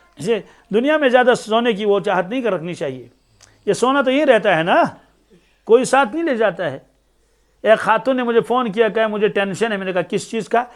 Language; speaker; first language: Urdu; non-native, local second language; Kashmiri